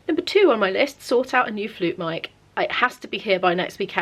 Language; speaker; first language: English; native; English